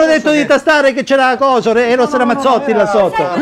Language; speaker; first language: Italian; native; Italian